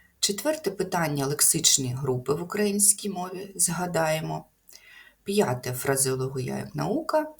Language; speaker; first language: Ukrainian; native; Ukrainian